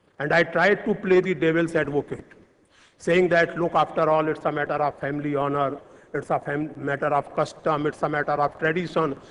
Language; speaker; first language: English; non-native, local second language; Hindi